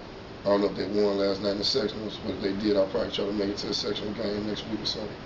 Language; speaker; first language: English; native; English